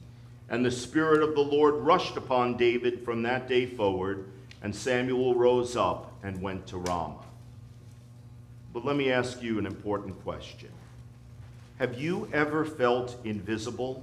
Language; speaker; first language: English; native; English